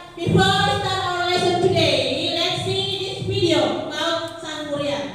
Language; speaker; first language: English; non-native, learner; Indonesian